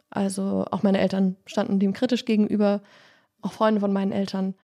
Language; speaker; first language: German; native; German